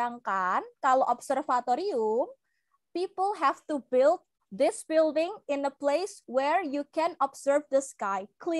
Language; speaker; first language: English; non-native, local second language; Indonesian